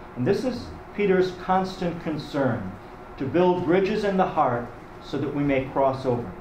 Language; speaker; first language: English; native; English